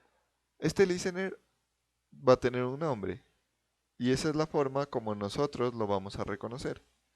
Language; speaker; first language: Spanish; native; Spanish